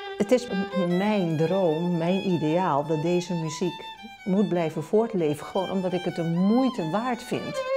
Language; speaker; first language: Dutch; non-native, local second language; Papiamento